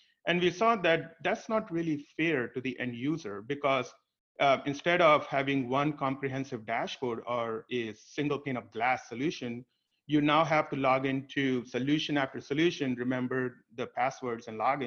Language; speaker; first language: English; non-native, local second language; Hindi